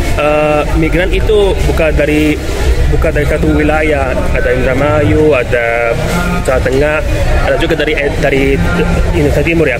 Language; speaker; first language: Indonesian; non-native, fluent; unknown